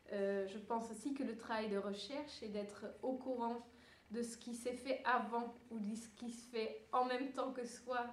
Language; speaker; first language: French; early bilingual, other home language; Dutch